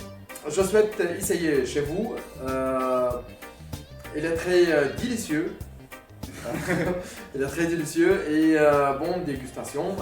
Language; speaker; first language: French; non-native, learner; Arabic